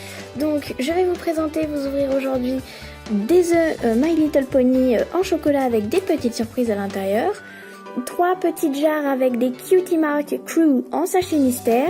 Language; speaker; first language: French; native; French